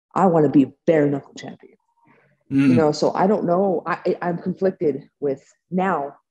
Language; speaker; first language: English; native; English